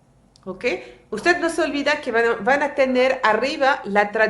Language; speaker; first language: Spanish; native; Spanish